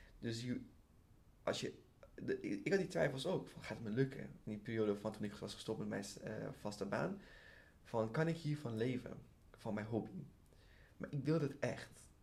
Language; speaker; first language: Dutch; early bilingual, other home language; Persian